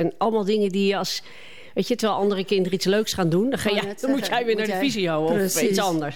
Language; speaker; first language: Dutch; native; Dutch